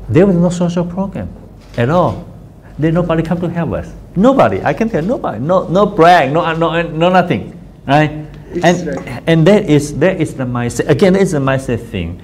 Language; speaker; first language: English; non-native, fluent; Chinese